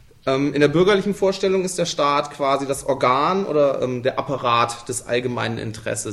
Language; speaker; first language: German; native; German